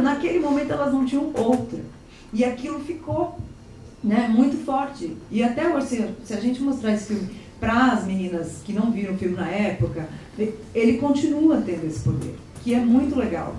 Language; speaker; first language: Portuguese; native; Portuguese